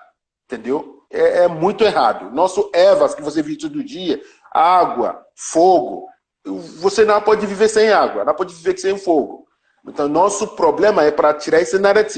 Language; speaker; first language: Portuguese; non-native, learner; Yoruba